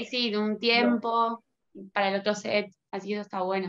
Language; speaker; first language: Spanish; native; Spanish